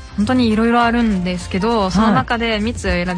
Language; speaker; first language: Japanese; non-native, fluent; French